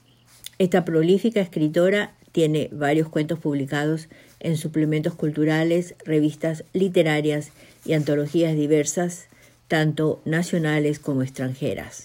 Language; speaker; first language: Spanish; native; Spanish